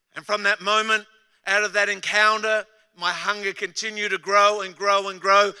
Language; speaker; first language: English; native; English